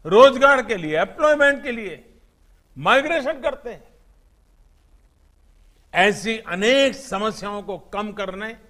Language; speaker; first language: Hindi; non-native, local second language; Gujarati